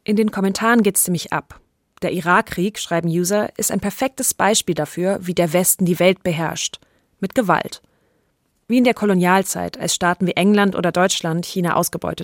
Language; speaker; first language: German; native; German